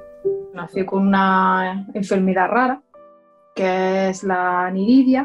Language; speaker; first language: Spanish; native; Spanish